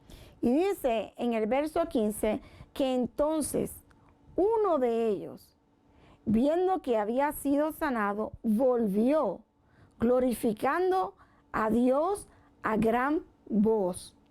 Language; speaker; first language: Spanish; native; Spanish